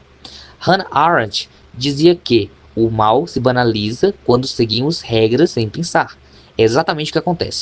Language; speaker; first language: Portuguese; native; Portuguese